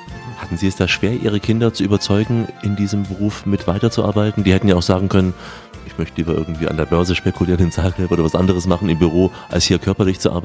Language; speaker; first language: German; native; German